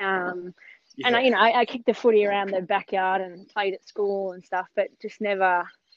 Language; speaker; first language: English; native; English